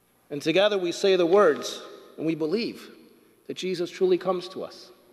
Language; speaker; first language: English; native; English